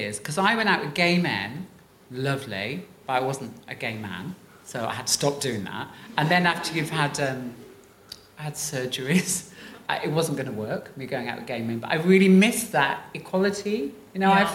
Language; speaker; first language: English; native; English